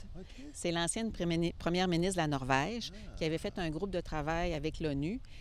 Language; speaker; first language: French; native; French